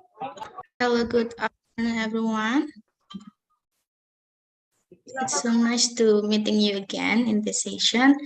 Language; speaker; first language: English; non-native, fluent; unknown